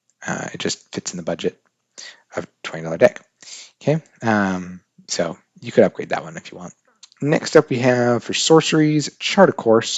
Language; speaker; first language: English; native; English